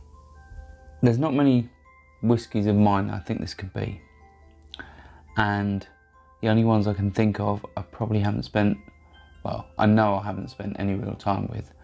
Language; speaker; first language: English; native; English